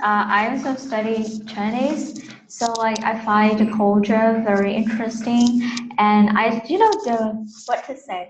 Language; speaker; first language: English; non-native, fluent; Vietnamese